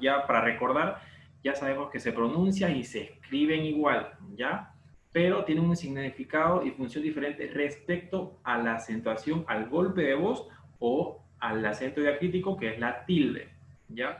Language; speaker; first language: Spanish; native; Spanish